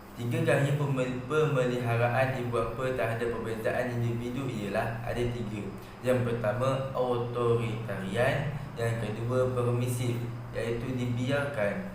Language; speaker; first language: Malay; native; Malay